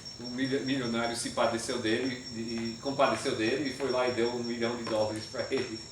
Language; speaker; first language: Portuguese; non-native, fluent; English